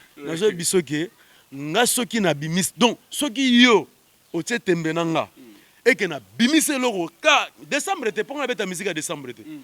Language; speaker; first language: Lingala; native; Lingala